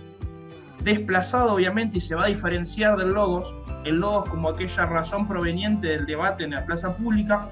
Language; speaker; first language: Spanish; native; Spanish